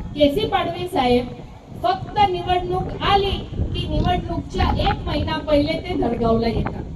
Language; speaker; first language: Marathi; native; Marathi